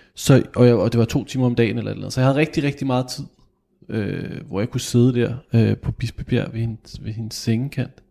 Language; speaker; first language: Danish; native; Danish